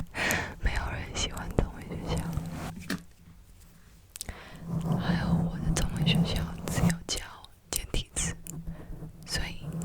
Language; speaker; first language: Chinese; early bilingual, heritage; Chinese